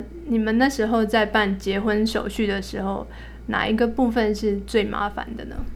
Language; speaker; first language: Chinese; native; Chinese